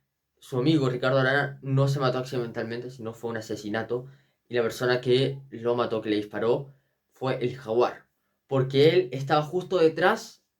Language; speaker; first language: Spanish; native; Spanish